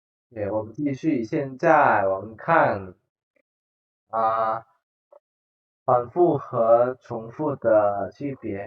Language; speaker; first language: Chinese; non-native, fluent; Indonesian